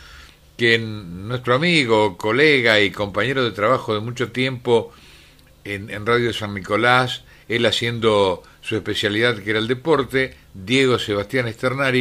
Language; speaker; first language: Spanish; native; Spanish